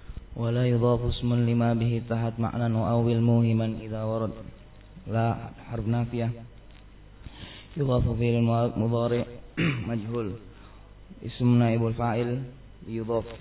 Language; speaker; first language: Arabic; non-native, learner; Indonesian